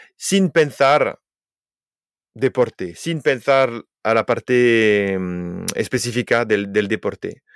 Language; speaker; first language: Spanish; non-native, fluent; French